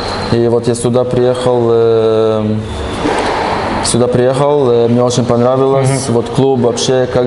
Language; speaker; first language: Russian; early bilingual, heritage; Russian